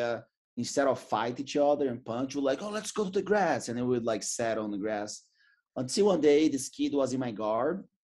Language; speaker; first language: English; non-native, fluent; Portuguese